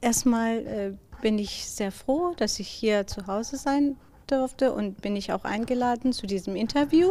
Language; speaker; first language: German; non-native, fluent; Persian